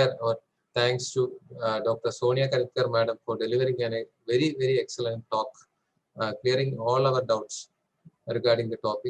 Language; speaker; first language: English; non-native, local second language; Malayalam